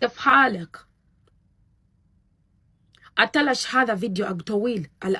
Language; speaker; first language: Arabic; non-native, learner; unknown